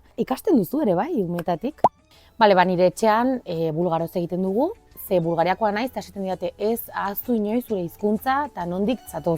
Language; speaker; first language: Basque; early bilingual, other home language; Bulgarian